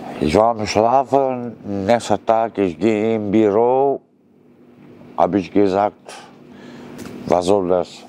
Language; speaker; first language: German; non-native, learner; Romanian